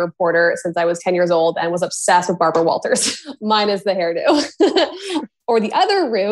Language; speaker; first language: English; native; English